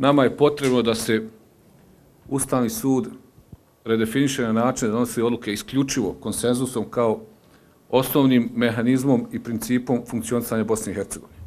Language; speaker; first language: Croatian; native; Croatian